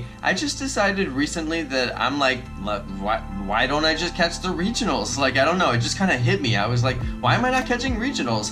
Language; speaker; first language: English; native; English